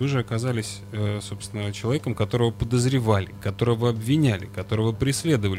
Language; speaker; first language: Russian; native; Russian